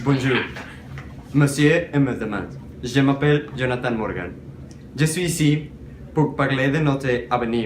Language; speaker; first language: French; non-native, learner; Spanish